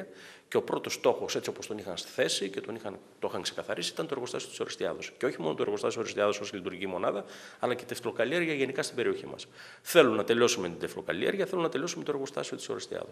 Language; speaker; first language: Greek; native; Greek